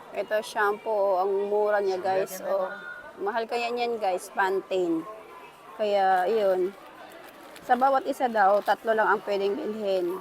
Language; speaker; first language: Filipino; native; Filipino